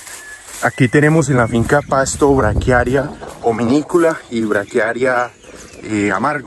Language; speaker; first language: Spanish; native; Spanish